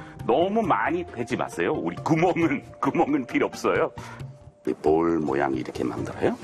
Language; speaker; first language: Korean; non-native, fluent; English